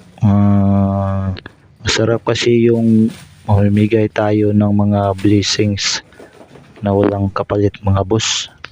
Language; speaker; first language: Filipino; non-native, local second language; Cebuano